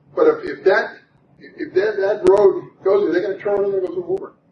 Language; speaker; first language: English; native; English